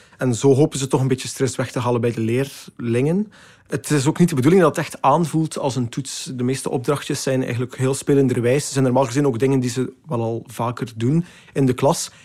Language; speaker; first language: Dutch; native; Dutch